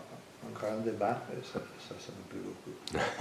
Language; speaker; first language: French; non-native, fluent; Italian